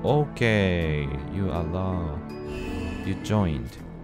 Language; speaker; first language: English; non-native, learner; Japanese